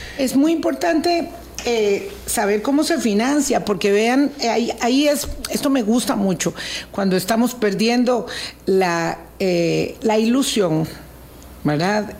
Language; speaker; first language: Spanish; native; Spanish